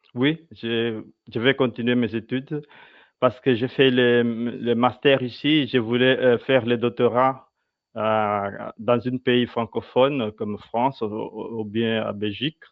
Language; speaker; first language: French; non-native, fluent; Portuguese